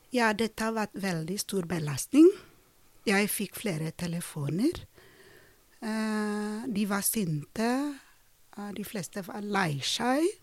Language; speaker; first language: Norwegian; non-native, fluent; Ibibio